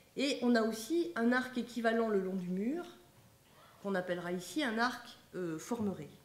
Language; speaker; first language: French; native; French